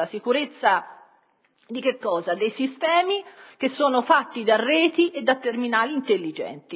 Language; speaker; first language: Italian; native; Italian